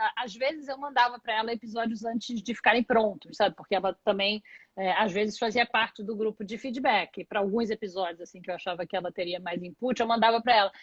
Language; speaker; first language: Portuguese; native; Portuguese